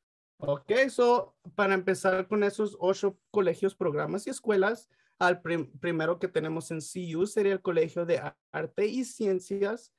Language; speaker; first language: Spanish; early bilingual, heritage; Spanish